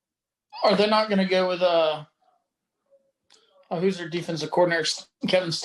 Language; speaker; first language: English; native; English